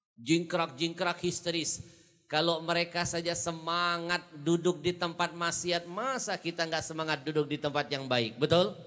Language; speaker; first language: Indonesian; native; Indonesian